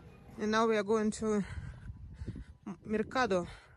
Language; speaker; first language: English; non-native, learner; Russian